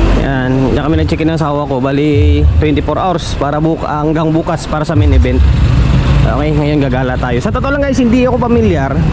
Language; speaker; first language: Filipino; non-native, local second language; Hiligaynon